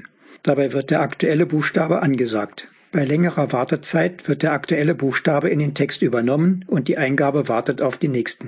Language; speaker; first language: German; native; German